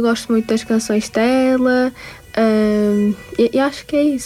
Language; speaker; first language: Portuguese; early bilingual, other home language; Tajik